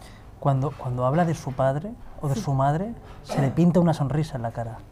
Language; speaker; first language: Spanish; native; Spanish